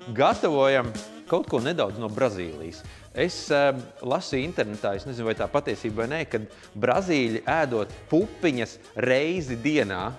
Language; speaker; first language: Latvian; native; Latvian